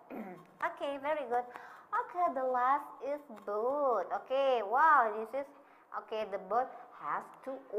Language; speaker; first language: English; non-native, learner; Indonesian